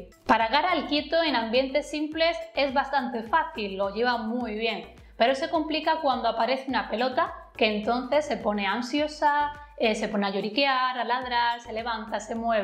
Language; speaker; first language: Spanish; native; Spanish